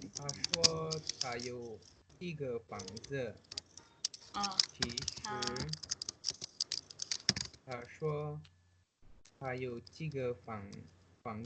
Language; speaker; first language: Chinese; non-native, learner; Indonesian